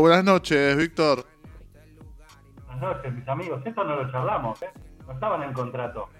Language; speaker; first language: Spanish; native; Spanish